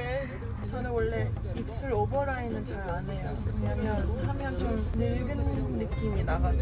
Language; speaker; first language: Korean; early bilingual, heritage; English